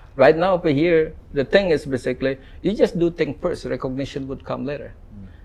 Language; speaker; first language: English; non-native, fluent; Indonesian